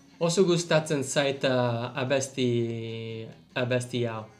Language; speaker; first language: Basque; non-native, learner; English